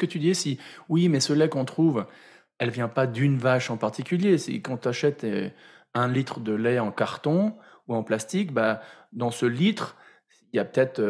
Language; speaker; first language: French; native; French